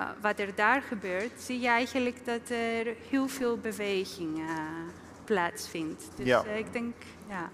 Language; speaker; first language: Dutch; non-native, fluent; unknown